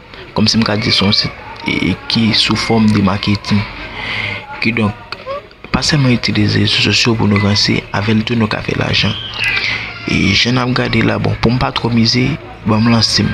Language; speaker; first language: French; non-native, learner; Haitian Creole